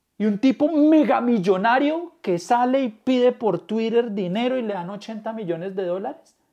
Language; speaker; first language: Spanish; native; Spanish